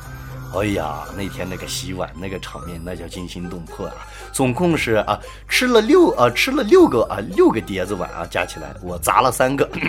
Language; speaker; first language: Chinese; native; Chinese